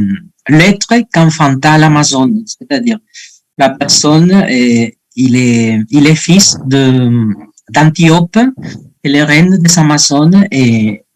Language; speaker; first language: French; non-native, fluent; Spanish